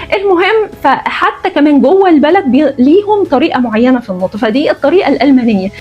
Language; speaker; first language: Egyptian Arabic; early bilingual, heritage; Arabic